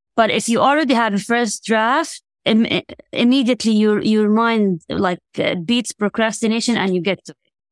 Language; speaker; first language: English; non-native, fluent; Arabic